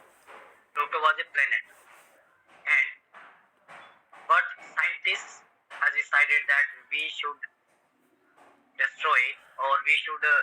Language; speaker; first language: English; non-native, local second language; Hindi